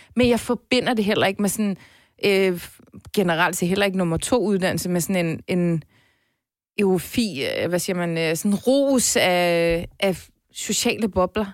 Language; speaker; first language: Danish; early bilingual, other home language; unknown